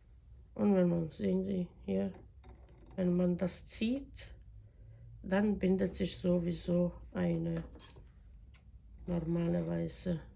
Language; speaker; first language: German; non-native, fluent; Croatian